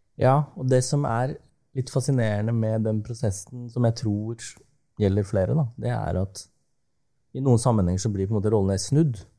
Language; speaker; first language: Norwegian; early bilingual, other home language; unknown